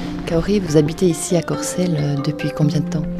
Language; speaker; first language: French; native; French